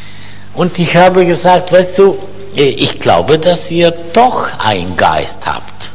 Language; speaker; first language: German; non-native, fluent; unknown